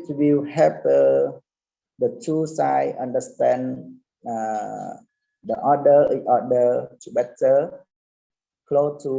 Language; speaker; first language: English; non-native, learner; Khmer